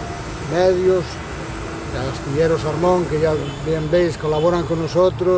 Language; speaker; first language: Spanish; native; Spanish